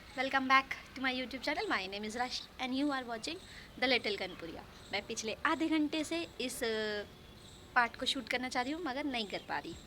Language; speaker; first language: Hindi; non-native, local second language; Bangla